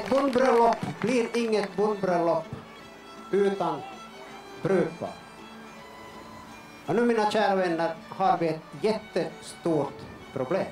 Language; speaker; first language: Swedish; native; Swedish